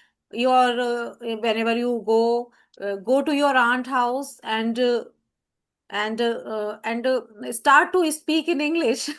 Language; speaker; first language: English; non-native, learner; Hindi